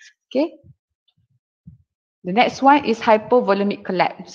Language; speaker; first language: English; non-native, local second language; Malay